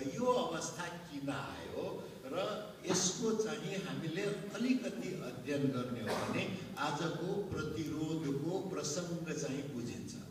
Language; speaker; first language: Nepali; non-native, local second language; Maithili